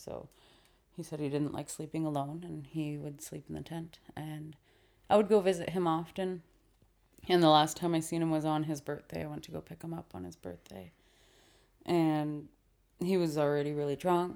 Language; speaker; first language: English; native; English